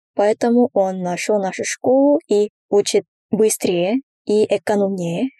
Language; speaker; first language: Russian; non-native, fluent; Korean